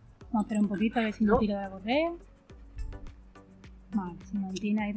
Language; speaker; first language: Spanish; native; Spanish